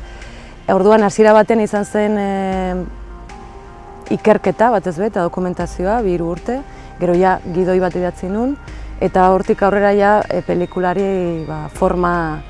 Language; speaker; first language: Basque; native; Basque